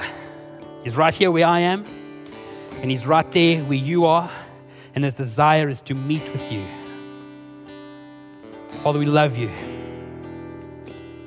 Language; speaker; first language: English; non-native, local second language; Afrikaans